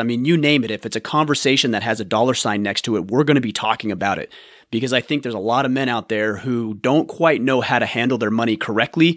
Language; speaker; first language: English; native; English